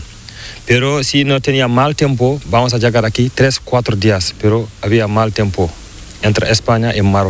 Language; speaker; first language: Spanish; non-native, learner; Fula